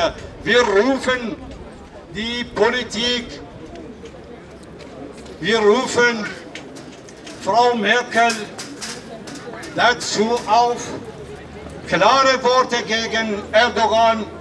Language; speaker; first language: German; non-native, fluent; Kurdish